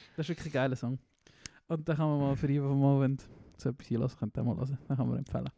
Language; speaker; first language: German; native; German